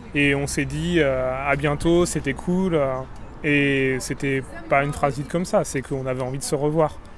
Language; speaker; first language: French; native; French